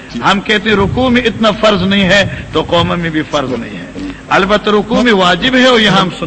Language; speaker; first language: Urdu; non-native, local second language; Northern Hindko